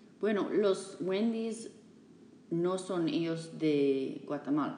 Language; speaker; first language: Spanish; non-native, fluent; English